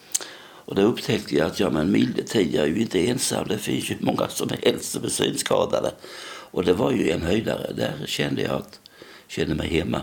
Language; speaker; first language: Swedish; native; Swedish